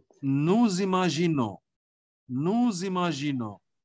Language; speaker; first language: French; non-native, fluent; Bangla